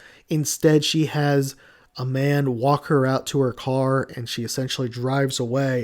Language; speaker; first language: English; native; English